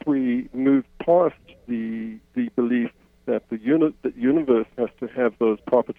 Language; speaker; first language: English; native; English